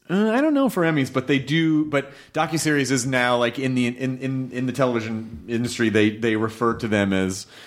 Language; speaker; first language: English; native; English